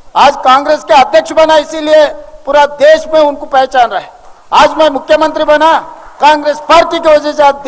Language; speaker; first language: Hindi; non-native, local second language; Telugu